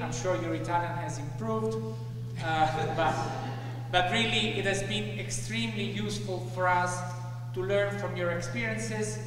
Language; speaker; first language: English; non-native, fluent; Italian